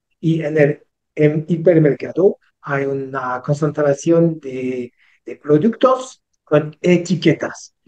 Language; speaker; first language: Spanish; non-native, learner; French